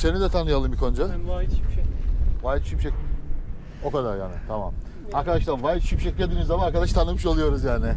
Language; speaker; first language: Turkish; native; Turkish